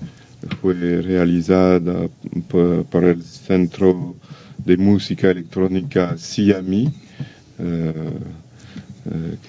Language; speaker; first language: Spanish; non-native, learner; French